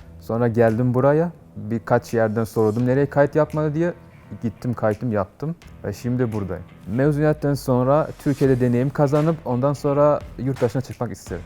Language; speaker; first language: Turkish; non-native, learner; Persian